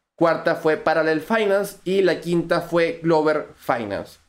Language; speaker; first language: Spanish; native; Spanish